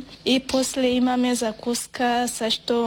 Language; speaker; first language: Bulgarian; non-native, learner; Swahili